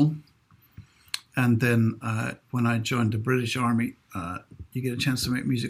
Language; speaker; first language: English; native; English